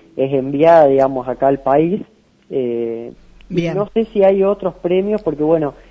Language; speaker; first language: Spanish; native; Spanish